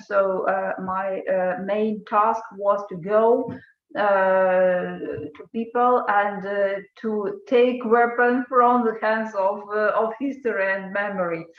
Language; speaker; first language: English; non-native, fluent; Ukrainian